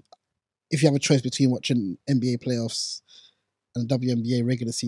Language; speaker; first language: English; non-native, local second language; Akan